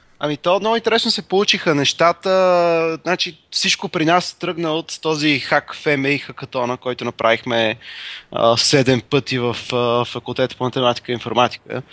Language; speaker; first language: Bulgarian; native; Bulgarian